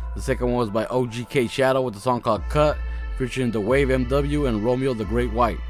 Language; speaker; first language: English; early bilingual, other home language; Spanish